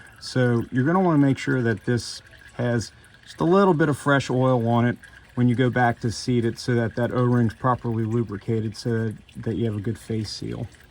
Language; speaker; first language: English; native; English